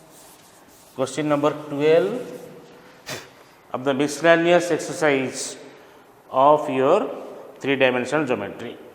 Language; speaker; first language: English; non-native, local second language; Odia